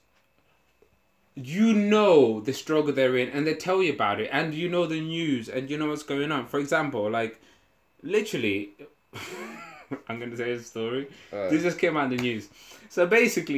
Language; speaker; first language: English; non-native, local second language; Shona